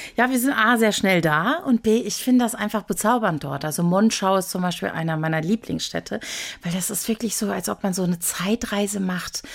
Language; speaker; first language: German; early bilingual, other home language; Turkish